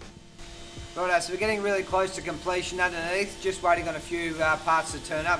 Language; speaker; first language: English; native; English